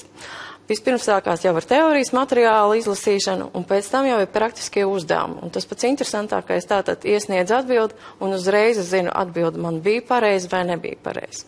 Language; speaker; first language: Latvian; native; Latvian